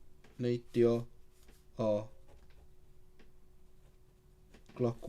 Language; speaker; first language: Welsh; non-native, learner; Cantonese